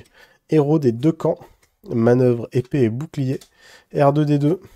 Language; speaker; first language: French; native; French